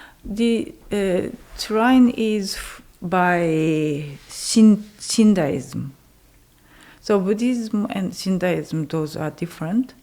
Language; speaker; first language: English; non-native, learner; Japanese